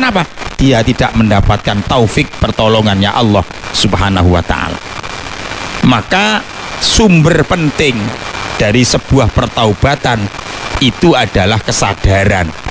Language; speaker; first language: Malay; non-native, local second language; Javanese